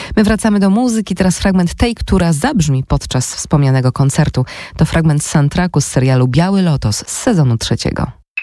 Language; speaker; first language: Polish; native; Polish